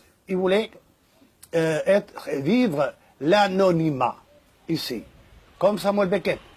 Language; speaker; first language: French; non-native, fluent; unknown